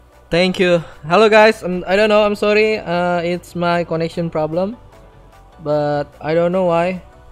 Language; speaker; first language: English; non-native, learner; Indonesian